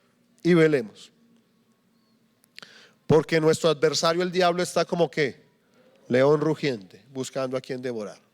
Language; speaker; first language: Spanish; native; Spanish